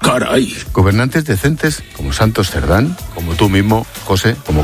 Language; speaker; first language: Spanish; native; Spanish